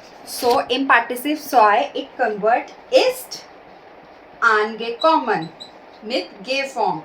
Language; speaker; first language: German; non-native, learner; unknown